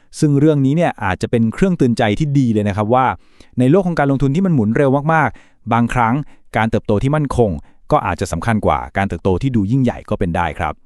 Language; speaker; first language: Thai; native; Thai